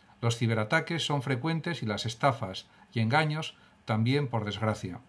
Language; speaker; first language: Spanish; native; Spanish